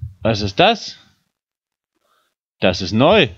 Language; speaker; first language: German; native; German